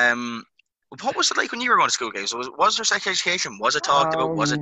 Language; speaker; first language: English; native; English